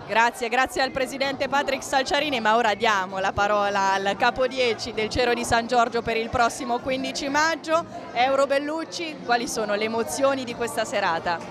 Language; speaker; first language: Italian; native; Italian